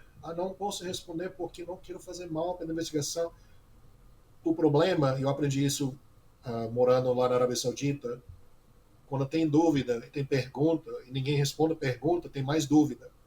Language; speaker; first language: Portuguese; non-native, fluent; English